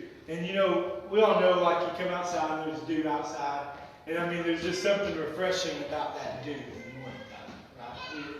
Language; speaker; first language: English; native; English